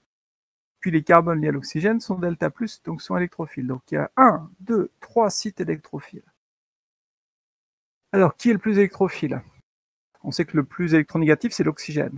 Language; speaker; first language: French; native; French